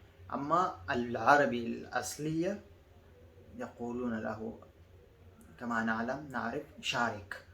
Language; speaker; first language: Arabic; non-native, fluent; Pashto